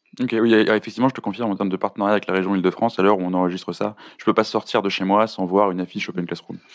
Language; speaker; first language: French; native; French